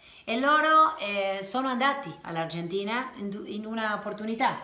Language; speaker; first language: Italian; non-native, learner; Spanish